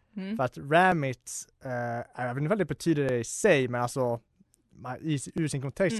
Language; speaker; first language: Swedish; native; Swedish